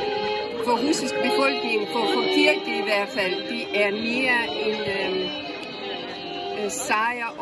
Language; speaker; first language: Danish; non-native, fluent; Russian